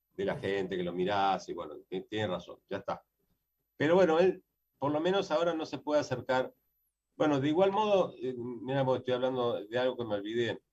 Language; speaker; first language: Spanish; native; Spanish